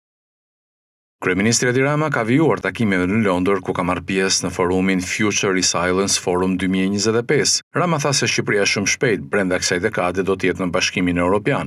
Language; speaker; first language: Albanian; native; Albanian